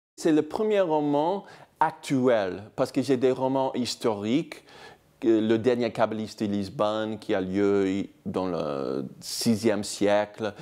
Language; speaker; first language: French; non-native, fluent; English